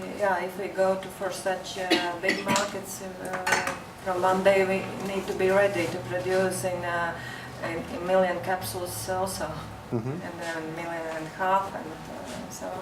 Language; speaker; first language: English; non-native, learner; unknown